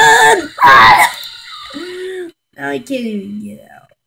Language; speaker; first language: English; native; English